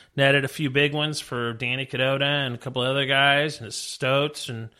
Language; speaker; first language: English; native; English